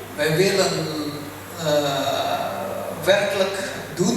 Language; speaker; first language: Dutch; early bilingual, other home language; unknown